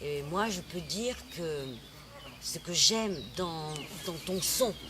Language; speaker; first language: French; native; French